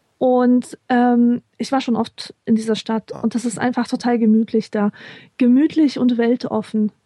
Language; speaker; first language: German; early bilingual, other home language; Polish